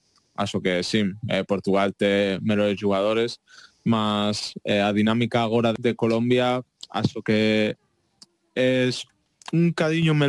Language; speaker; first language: Portuguese; non-native, learner; Spanish